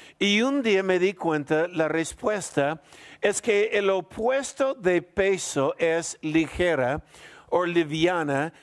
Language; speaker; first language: Spanish; non-native, fluent; English